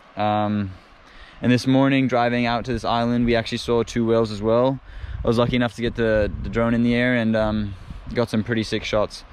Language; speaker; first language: English; non-native, fluent; Indonesian